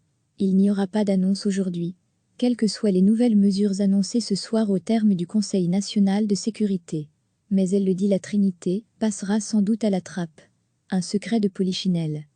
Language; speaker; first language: French; native; French